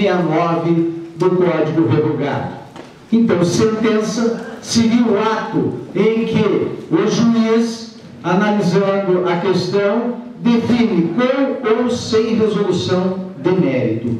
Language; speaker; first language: Portuguese; native; Portuguese